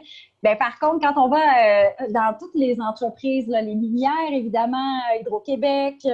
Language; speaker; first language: French; native; French